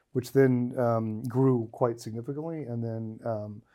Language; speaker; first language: English; native; English